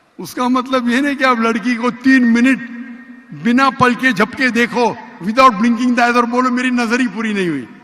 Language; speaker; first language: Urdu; non-native, local second language; Konkani